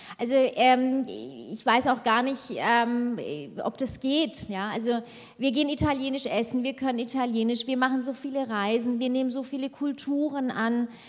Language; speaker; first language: German; early bilingual, other home language; Turkish